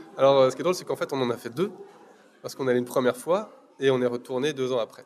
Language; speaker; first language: French; native; French